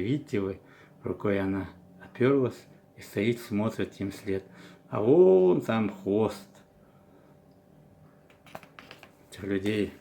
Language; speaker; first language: Russian; non-native, local second language; Chechen